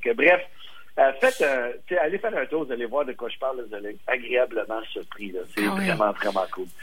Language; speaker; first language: French; native; French